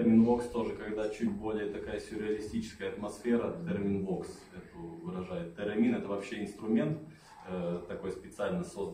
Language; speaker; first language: Russian; native; Russian